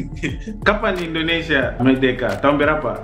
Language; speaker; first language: Indonesian; non-native, fluent; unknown